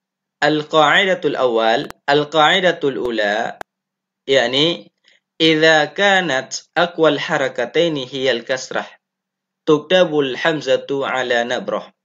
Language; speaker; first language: Arabic; non-native, fluent; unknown